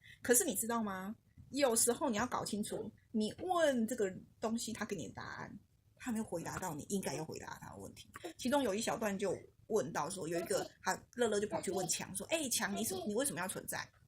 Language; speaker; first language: Chinese; native; Chinese